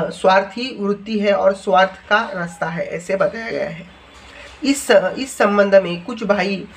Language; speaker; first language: Hindi; non-native, local second language; Marathi